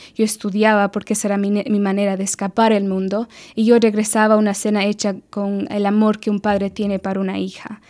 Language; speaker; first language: Spanish; early bilingual, heritage; Spanish